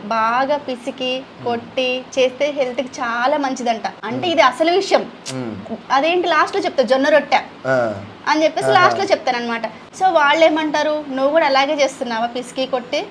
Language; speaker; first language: Telugu; non-native, local second language; Hindi